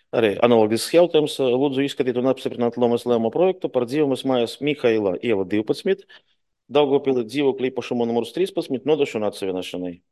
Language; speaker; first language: Latvian; non-native, local second language; Russian